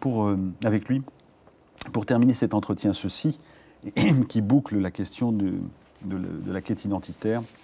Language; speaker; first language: French; native; French